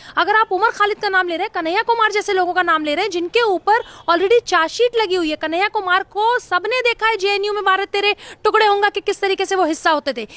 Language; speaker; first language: Hindi; native; Hindi